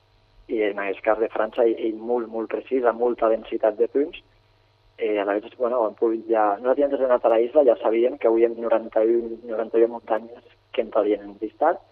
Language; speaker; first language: Catalan; native; Catalan